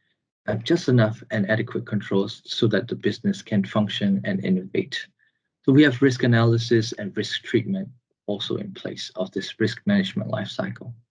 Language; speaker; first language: English; non-native, fluent; Burmese